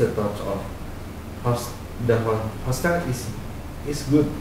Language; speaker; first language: English; non-native, fluent; Indonesian